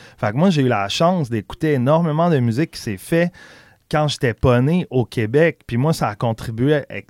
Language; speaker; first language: French; native; French